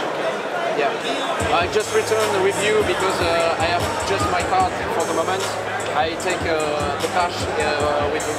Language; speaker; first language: English; non-native, learner; French